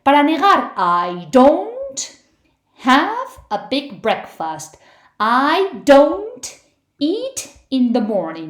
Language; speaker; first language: English; non-native, fluent; Spanish